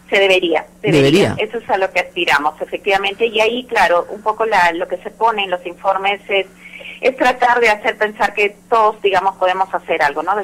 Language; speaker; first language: Spanish; native; Spanish